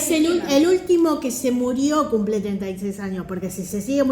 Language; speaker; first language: Spanish; native; Spanish